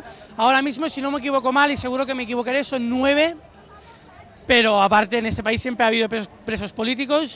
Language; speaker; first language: Spanish; non-native, local second language; Catalan